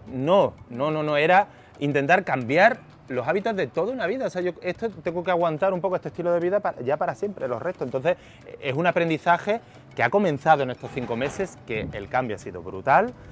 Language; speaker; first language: Spanish; native; Spanish